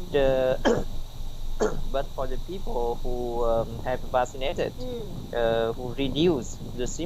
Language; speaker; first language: English; non-native, learner; Vietnamese